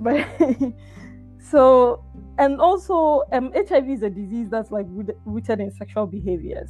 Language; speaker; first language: English; non-native, local second language; Akan